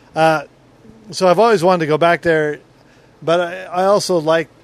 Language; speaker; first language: English; native; English